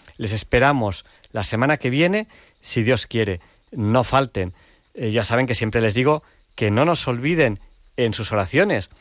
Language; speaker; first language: Spanish; native; Spanish